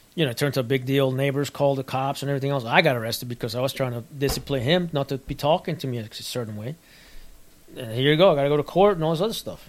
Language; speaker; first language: English; early bilingual, other home language; Spanish